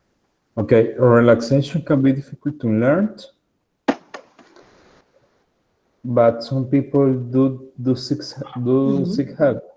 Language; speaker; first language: English; non-native, learner; Spanish